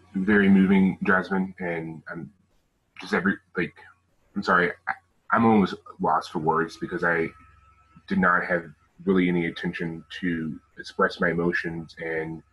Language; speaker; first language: English; native; English